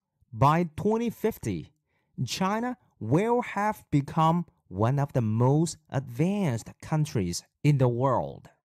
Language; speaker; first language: English; non-native, fluent; Chinese